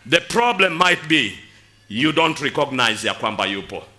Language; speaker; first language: English; non-native, local second language; Swahili